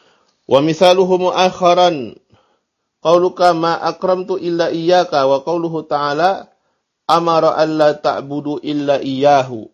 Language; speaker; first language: Arabic; non-native, fluent; Indonesian